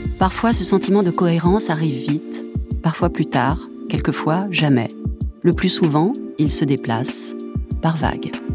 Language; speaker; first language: French; native; French